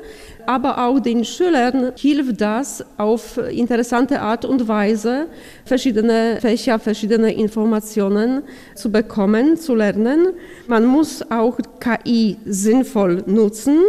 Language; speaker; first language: German; non-native, fluent; Polish